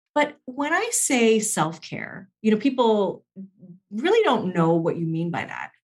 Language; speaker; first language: English; native; English